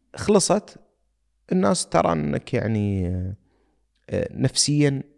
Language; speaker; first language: Arabic; native; Arabic